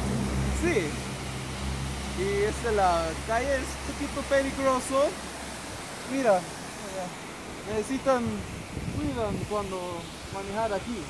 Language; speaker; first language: Spanish; non-native, learner; English